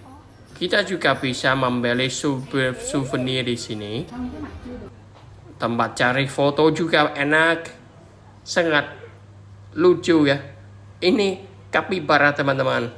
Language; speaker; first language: Indonesian; non-native, learner; Vietnamese